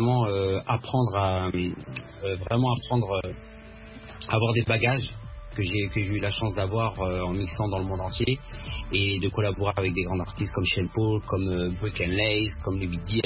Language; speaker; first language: French; early bilingual, other home language; Arabic